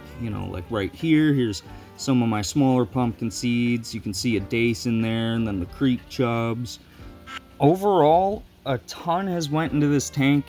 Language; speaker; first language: English; native; English